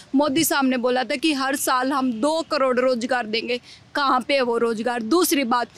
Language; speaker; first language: Hindi; native; Hindi